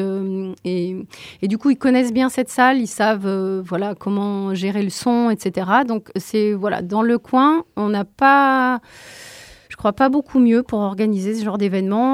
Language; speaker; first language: French; native; French